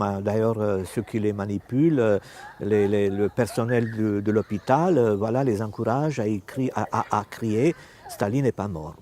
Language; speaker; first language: French; non-native, fluent; Romanian